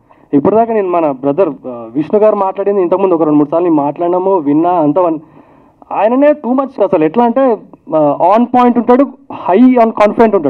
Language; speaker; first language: Telugu; native; Telugu